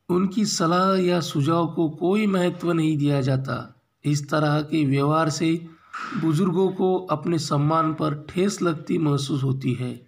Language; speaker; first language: Hindi; non-native, local second language; Marathi